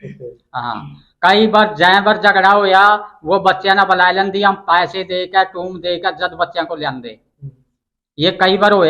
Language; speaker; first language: Hindi; non-native, local second language; Haryanvi